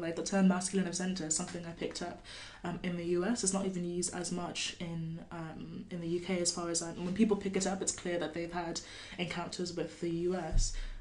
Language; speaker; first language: English; native; English